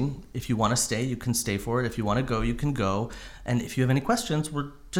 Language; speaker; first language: English; native; English